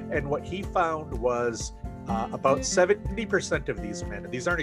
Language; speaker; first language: English; native; English